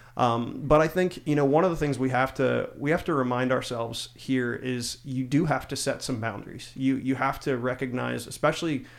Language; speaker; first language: English; native; English